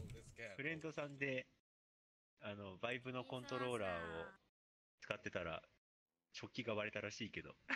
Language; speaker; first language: Japanese; native; Japanese